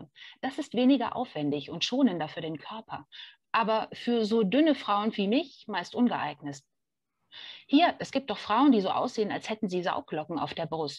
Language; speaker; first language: German; native; German